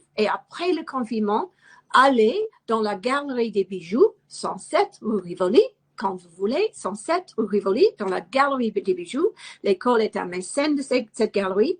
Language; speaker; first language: French; non-native, fluent; English